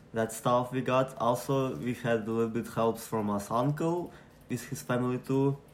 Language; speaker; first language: English; non-native, learner; Ukrainian